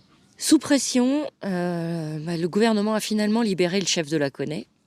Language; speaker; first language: French; native; French